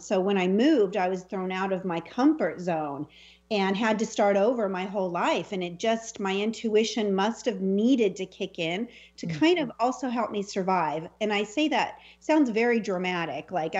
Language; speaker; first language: English; native; English